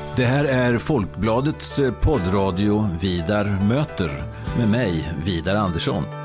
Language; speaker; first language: Swedish; native; Swedish